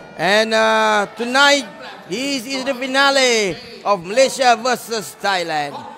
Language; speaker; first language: English; non-native, local second language; Malay